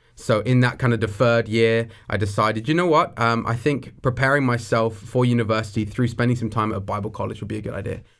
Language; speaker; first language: English; native; English